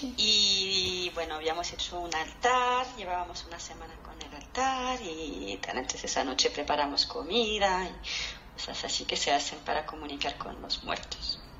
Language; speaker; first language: Spanish; non-native, fluent; French